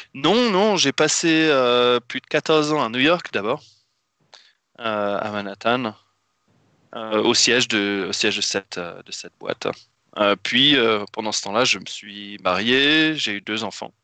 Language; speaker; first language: French; native; French